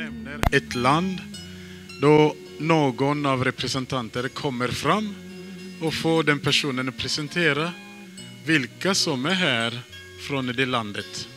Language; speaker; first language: Swedish; non-native, fluent; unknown